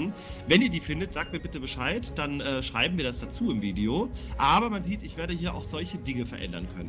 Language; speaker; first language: German; native; German